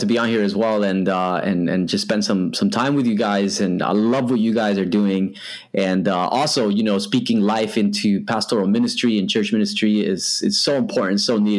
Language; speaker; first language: English; native; English